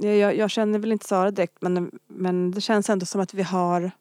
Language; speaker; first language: Swedish; non-native, local second language; French